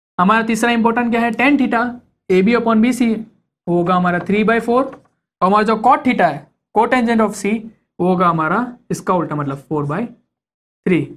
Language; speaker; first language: Hindi; native; Hindi